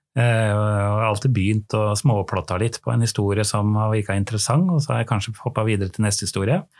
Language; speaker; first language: Norwegian; native; Norwegian